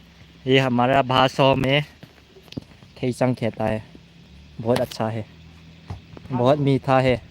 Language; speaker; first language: Hindi; non-native, local second language; Thado Chin